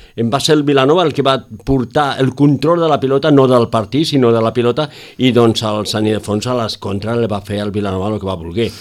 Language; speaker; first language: Catalan; native; Catalan